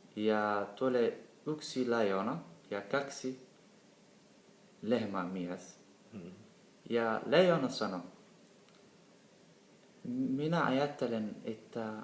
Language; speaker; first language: Finnish; non-native, learner; Somali